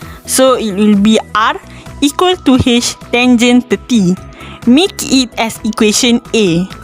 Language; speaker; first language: English; non-native, local second language; Malay